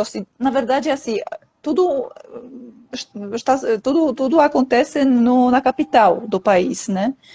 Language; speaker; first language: Portuguese; non-native, fluent; Polish